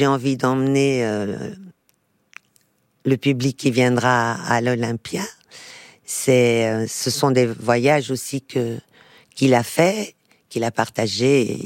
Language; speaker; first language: French; non-native, fluent; Portuguese